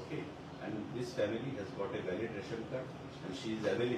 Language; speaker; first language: English; non-native, local second language; Bangla